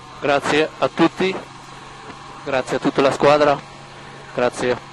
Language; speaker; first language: Italian; non-native, learner; German